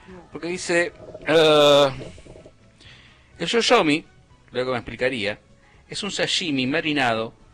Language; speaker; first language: Spanish; native; Spanish